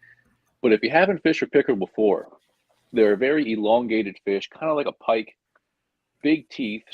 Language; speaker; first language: English; native; English